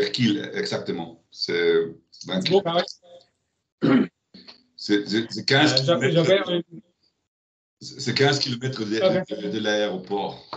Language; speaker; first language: French; non-native, learner; German